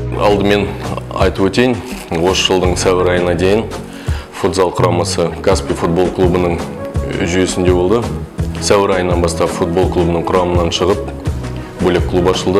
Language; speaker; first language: Kazakh; native; Kazakh